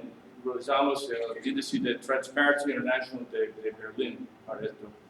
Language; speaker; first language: Spanish; non-native, learner; English